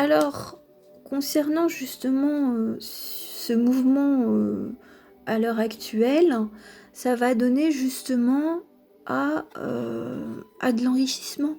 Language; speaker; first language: French; native; French